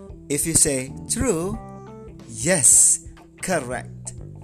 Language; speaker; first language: English; non-native, fluent; Indonesian